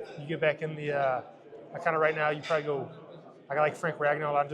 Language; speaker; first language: English; native; English